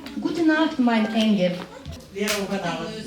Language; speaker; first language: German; non-native, fluent; Ukrainian